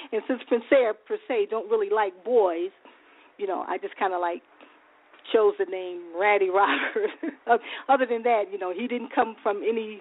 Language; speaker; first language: English; native; English